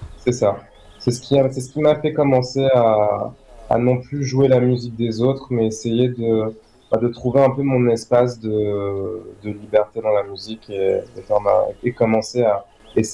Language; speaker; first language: French; native; French